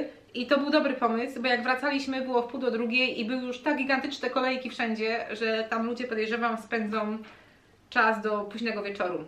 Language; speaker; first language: Polish; native; Polish